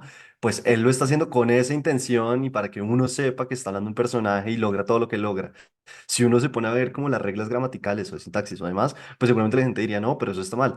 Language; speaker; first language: Spanish; native; Spanish